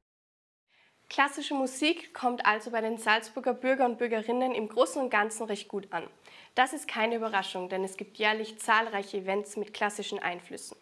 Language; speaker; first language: German; native; German